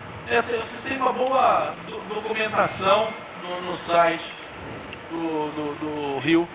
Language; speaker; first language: Spanish; non-native, learner; Portuguese